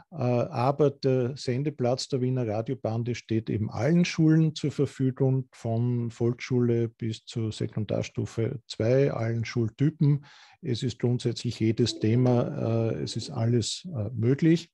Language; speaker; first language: German; native; German